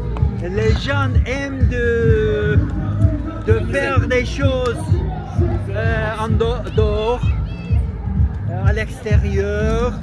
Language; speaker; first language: French; non-native, fluent; Turkish